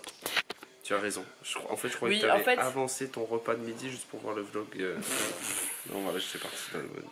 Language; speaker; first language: French; native; French